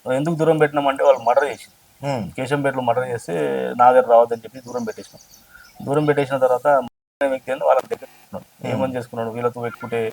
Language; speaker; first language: Telugu; non-native, local second language; Lambadi